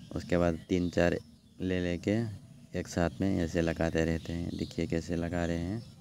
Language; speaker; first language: Hindi; non-native, local second language; Odia